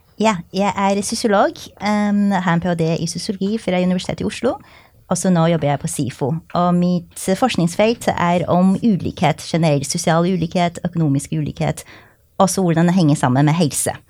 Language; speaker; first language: Norwegian; non-native, fluent; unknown